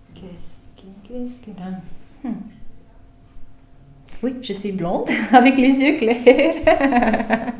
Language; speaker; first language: French; non-native, fluent; Latvian